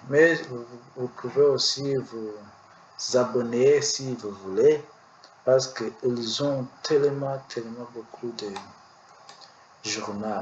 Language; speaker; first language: French; non-native, learner; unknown